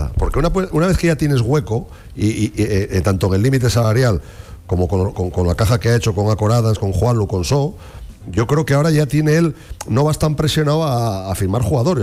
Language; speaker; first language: Spanish; native; Spanish